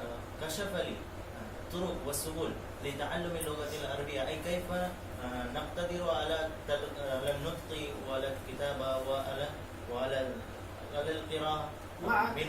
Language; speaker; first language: Arabic; non-native, learner; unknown